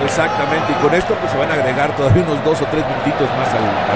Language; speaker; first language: Spanish; native; Spanish